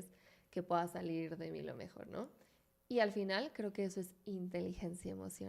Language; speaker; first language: Spanish; native; Spanish